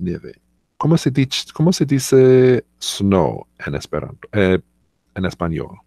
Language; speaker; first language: Spanish; non-native, learner; English